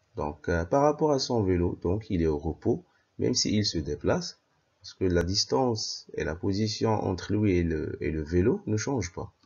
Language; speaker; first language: French; non-native, local second language; Arabic